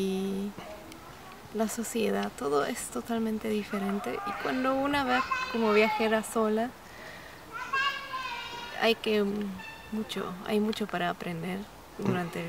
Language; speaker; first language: Spanish; non-native, fluent; Czech